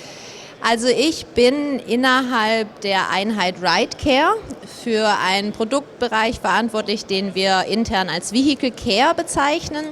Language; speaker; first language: German; native; German